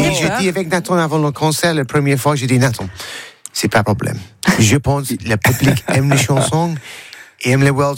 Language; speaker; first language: French; non-native, learner; English